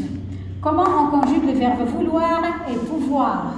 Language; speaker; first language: French; non-native, fluent; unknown